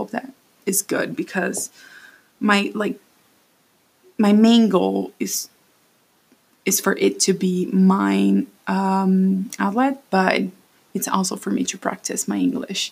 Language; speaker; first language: English; non-native, fluent; Portuguese